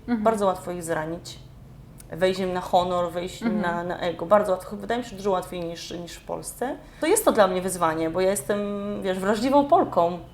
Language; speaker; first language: Polish; native; Polish